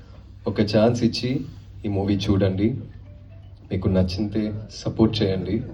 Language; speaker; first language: Telugu; non-native, learner; Tamil